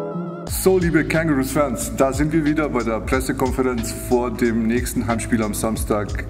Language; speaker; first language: German; native; German